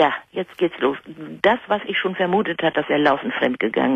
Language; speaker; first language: German; native; German